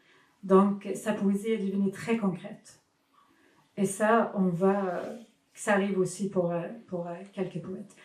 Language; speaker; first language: French; non-native, fluent; Swedish